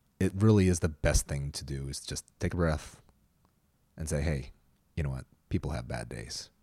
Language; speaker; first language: English; early bilingual, other home language; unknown